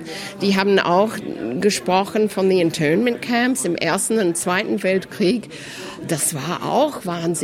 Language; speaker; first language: German; early bilingual, heritage; German